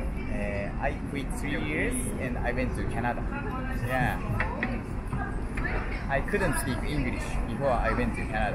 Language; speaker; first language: English; non-native, learner; Japanese